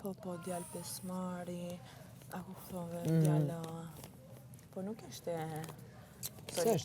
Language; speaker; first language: Albanian; early bilingual, heritage; Italian